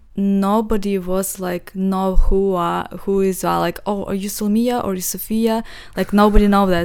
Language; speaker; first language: English; non-native, learner; Ukrainian